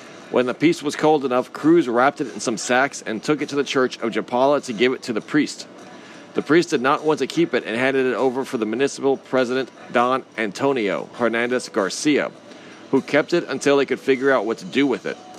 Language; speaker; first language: English; native; English